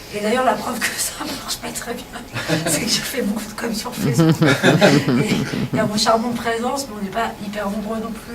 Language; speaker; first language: French; native; French